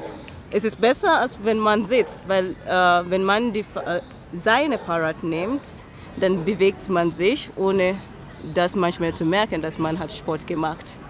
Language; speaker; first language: German; non-native, fluent; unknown